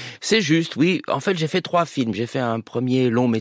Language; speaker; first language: French; native; French